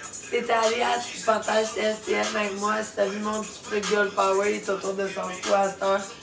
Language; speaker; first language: French; native; French